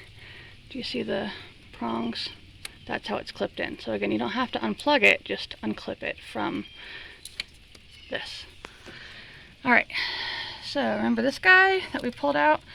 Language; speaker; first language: English; native; English